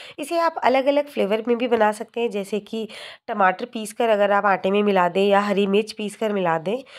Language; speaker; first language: Hindi; native; Hindi